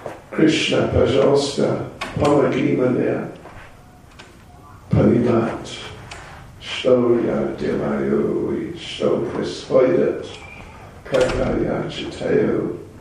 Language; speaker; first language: Russian; non-native, learner; English